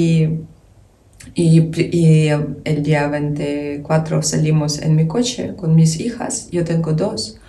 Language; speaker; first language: Spanish; non-native, fluent; Ukrainian